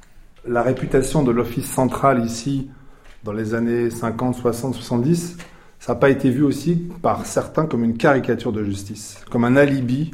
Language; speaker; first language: French; native; French